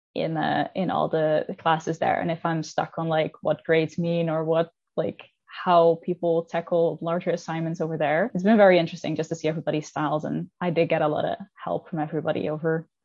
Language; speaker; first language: English; non-native, fluent; Dutch